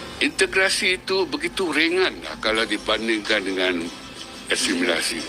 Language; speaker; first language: Malay; native; Malay